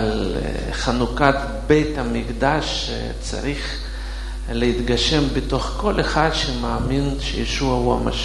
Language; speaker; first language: Hebrew; non-native, fluent; Russian